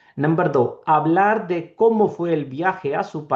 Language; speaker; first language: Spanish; non-native, fluent; Urdu